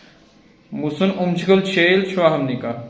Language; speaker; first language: Korean; non-native, fluent; Punjabi